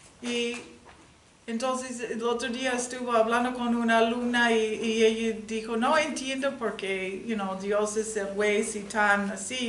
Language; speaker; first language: Spanish; non-native, learner; English